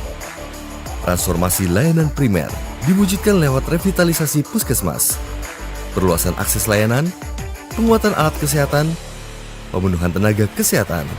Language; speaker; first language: Indonesian; native; Indonesian